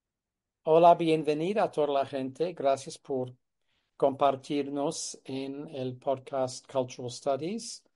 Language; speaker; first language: Spanish; non-native, fluent; English